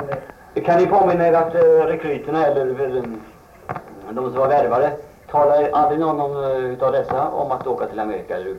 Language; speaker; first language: Swedish; native; Swedish